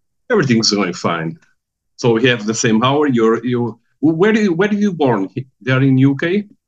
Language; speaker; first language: English; non-native, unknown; Portuguese